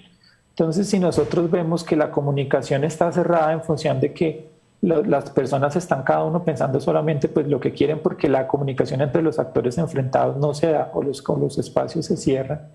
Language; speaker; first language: Spanish; native; Spanish